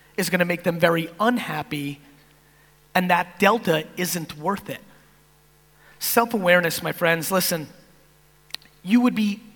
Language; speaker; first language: English; native; English